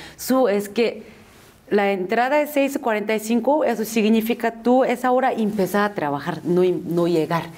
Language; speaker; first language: Spanish; non-native, fluent; Korean